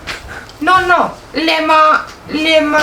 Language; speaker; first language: French; non-native, learner; Spanish